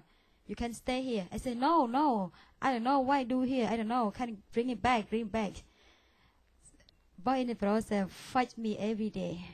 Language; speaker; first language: English; non-native, learner; Vietnamese